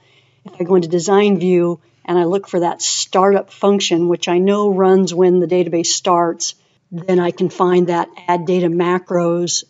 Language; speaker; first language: English; native; English